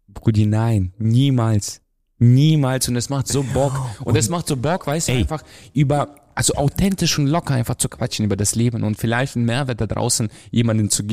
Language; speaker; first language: German; non-native, fluent; Romanian